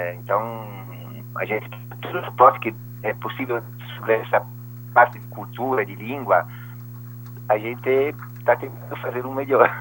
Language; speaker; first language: Portuguese; non-native, fluent; Italian